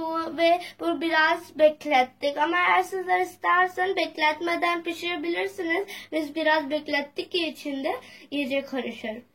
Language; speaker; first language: Turkish; non-native, learner; Urdu